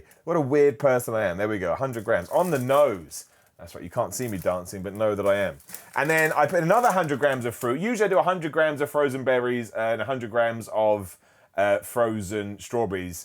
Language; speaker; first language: English; native; English